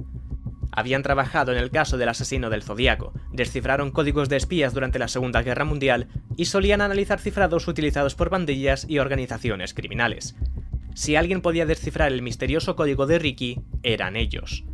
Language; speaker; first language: Spanish; native; Spanish